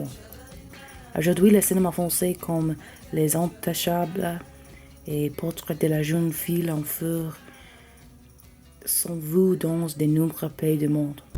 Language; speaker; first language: French; non-native, learner; English